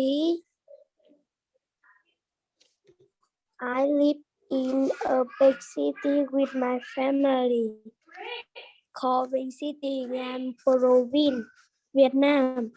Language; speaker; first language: English; non-native, learner; Vietnamese